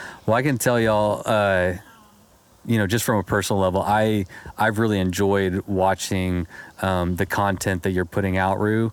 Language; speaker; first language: English; native; English